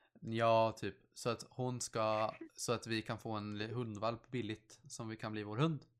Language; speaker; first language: Swedish; native; Swedish